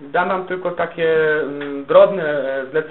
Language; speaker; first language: Polish; native; Polish